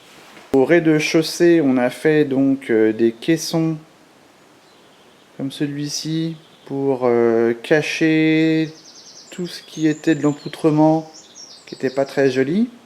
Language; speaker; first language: French; native; French